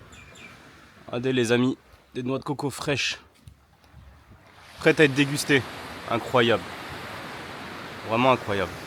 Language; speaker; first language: French; native; French